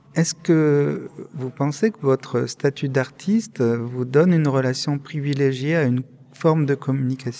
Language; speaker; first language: French; native; French